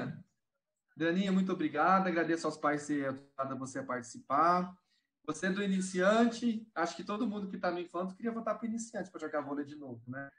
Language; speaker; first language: Portuguese; native; Portuguese